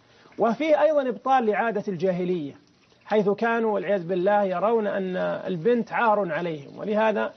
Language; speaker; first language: Arabic; native; Arabic